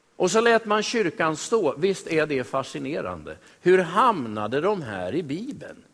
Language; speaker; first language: Swedish; native; Swedish